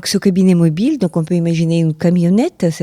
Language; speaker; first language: French; non-native, fluent; Ukrainian